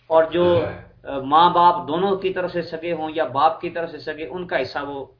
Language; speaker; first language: Urdu; non-native, local second language; Punjabi